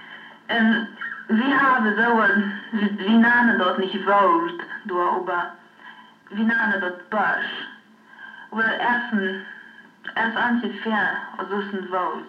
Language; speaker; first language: German; non-native, learner; Low German